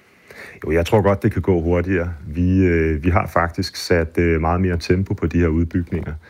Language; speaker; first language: Danish; native; Danish